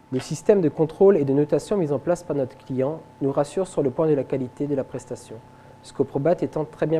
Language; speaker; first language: French; native; French